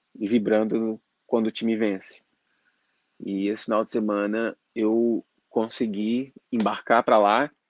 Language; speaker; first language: Portuguese; native; Portuguese